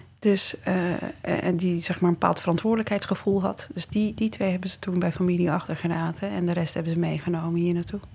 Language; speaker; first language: Dutch; early bilingual, other home language; Riffian